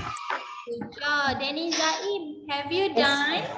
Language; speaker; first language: English; non-native, local second language; Malay